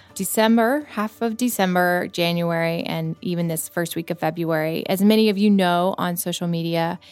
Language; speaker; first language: English; native; English